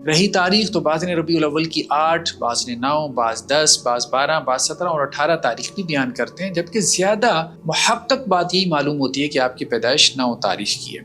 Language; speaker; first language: Urdu; native; Urdu